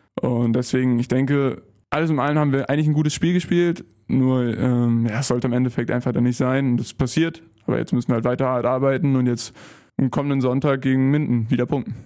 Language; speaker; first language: German; native; German